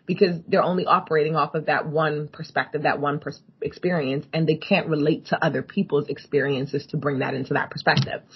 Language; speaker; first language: English; native; English